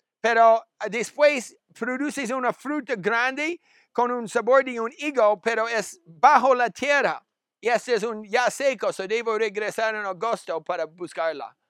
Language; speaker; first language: Spanish; non-native, learner; English